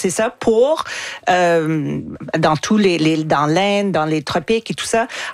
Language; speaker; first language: French; non-native, fluent; English